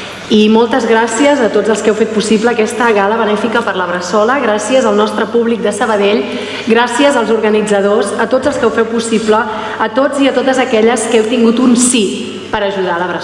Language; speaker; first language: Catalan; native; Catalan